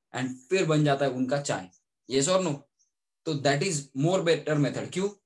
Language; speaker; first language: Hindi; native; Hindi